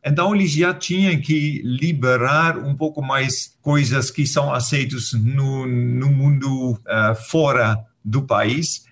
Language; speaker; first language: Portuguese; non-native, fluent; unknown